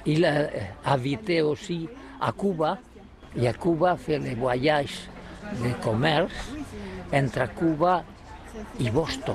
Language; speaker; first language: French; non-native, learner; Catalan